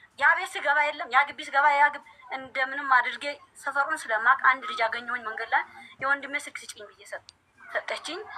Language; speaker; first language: Amharic; native; Amharic